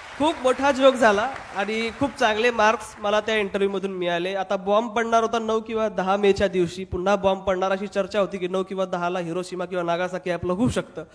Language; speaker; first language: Marathi; non-native, local second language; Hindi